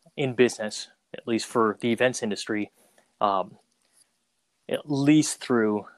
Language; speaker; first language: English; native; English